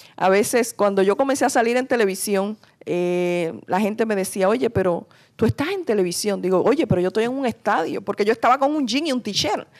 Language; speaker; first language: Spanish; native; Spanish